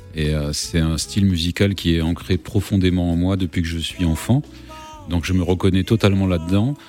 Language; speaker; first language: French; native; French